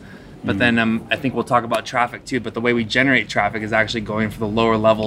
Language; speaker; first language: English; native; English